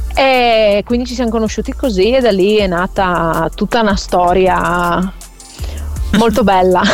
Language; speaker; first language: Italian; native; Italian